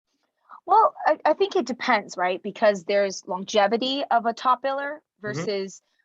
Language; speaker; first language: English; early bilingual, other home language; Chinese